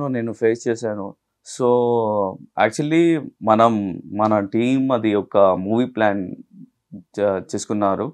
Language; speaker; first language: Telugu; non-native, local second language; Hindi